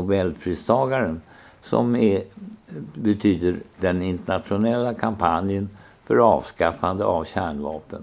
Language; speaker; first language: Swedish; native; Swedish